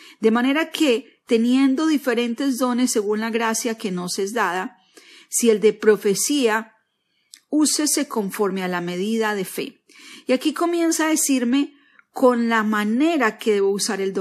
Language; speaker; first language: Spanish; native; Spanish